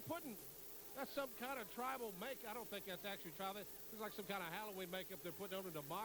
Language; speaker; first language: English; native; English